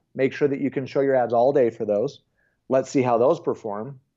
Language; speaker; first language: English; native; English